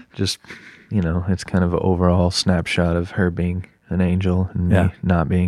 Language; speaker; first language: English; native; English